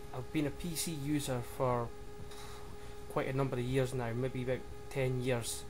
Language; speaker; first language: English; native; English